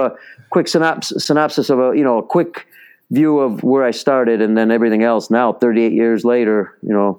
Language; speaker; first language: English; early bilingual, other home language; Italian